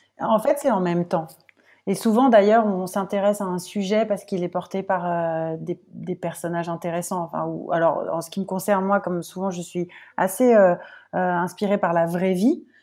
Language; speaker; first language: French; native; French